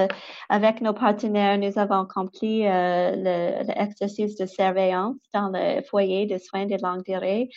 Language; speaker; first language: French; non-native, local second language; English